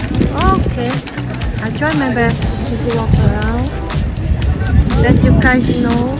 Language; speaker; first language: English; non-native, learner; Chinese